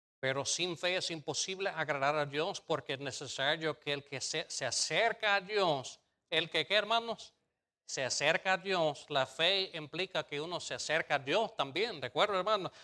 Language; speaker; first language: Spanish; non-native, fluent; English